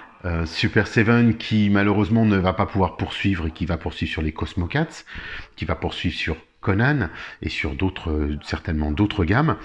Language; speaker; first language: French; native; French